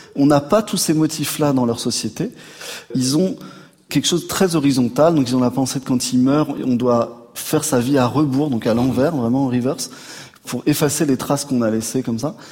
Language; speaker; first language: French; native; French